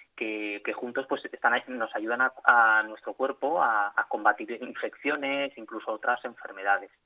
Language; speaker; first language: Spanish; native; Spanish